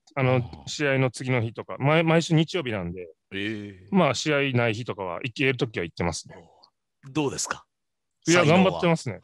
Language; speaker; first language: Japanese; native; Japanese